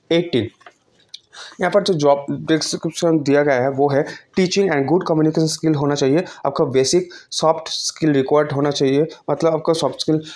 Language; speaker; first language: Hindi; non-native, local second language; Bangla